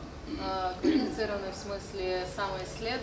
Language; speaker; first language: Russian; native; Russian